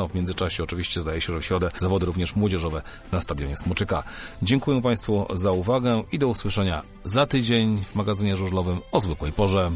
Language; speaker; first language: Polish; native; Polish